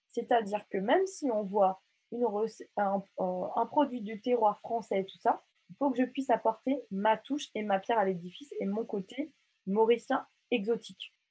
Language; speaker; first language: French; non-native, local second language; Morisyen